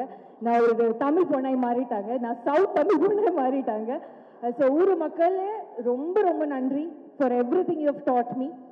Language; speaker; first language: Tamil; non-native, local second language; Malayalam